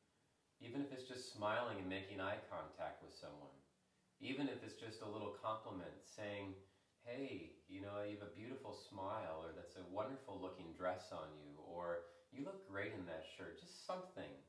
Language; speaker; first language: English; native; English